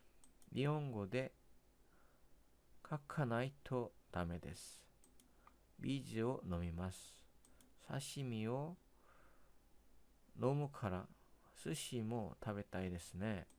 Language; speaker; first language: Japanese; non-native, learner; Korean